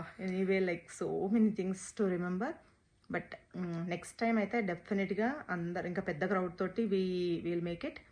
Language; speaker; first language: Telugu; native; Telugu